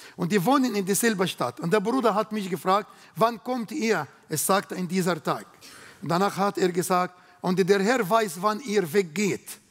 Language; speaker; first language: German; non-native, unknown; Arabic